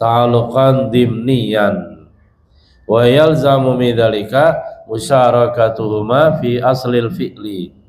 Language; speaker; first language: Arabic; non-native, fluent; Indonesian